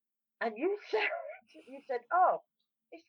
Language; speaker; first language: English; native; English